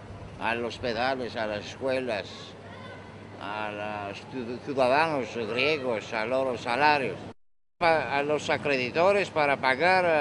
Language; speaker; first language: Spanish; non-native, fluent; Greek